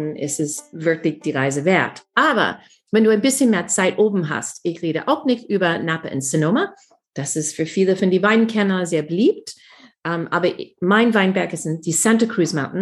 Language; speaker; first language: German; non-native, fluent; English